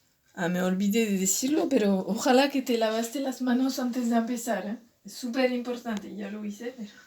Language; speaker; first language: Spanish; non-native, fluent; French